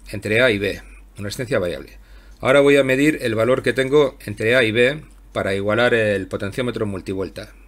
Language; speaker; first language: Spanish; native; Spanish